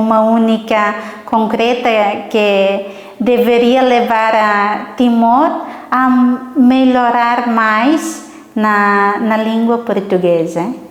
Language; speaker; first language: Portuguese; non-native, learner; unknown